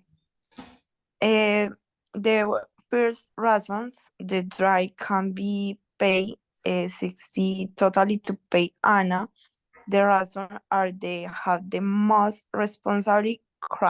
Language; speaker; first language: English; non-native, learner; Spanish